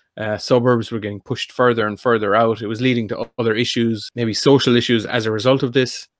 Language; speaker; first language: English; native; English